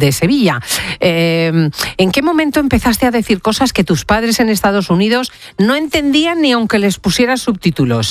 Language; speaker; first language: Spanish; native; Spanish